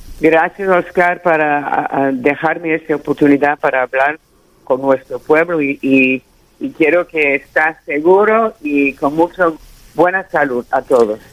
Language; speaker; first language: Spanish; early bilingual, heritage; Spanish